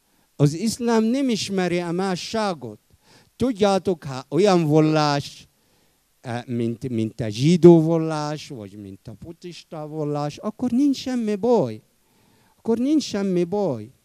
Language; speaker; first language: Hungarian; non-native, fluent; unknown